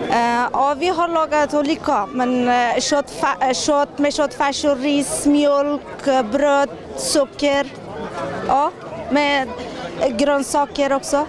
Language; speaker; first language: Swedish; non-native, learner; Persian